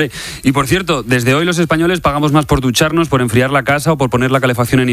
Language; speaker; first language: Spanish; native; Spanish